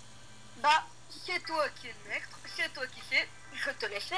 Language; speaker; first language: French; native; French